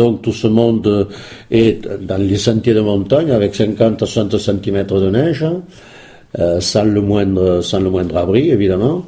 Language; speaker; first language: French; early bilingual, other home language; Spanish